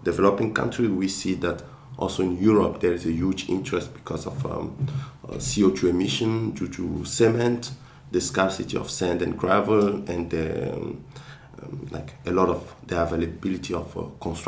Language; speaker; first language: English; non-native, fluent; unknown